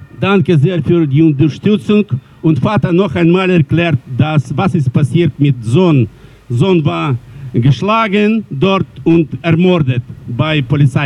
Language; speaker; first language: German; non-native, learner; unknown